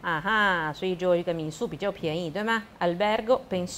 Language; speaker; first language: Chinese; non-native, fluent; Italian